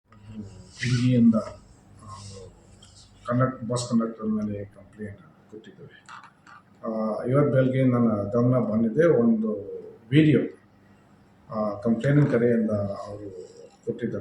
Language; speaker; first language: Kannada; non-native, fluent; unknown